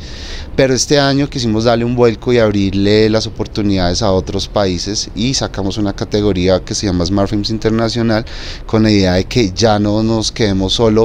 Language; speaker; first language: Spanish; native; Spanish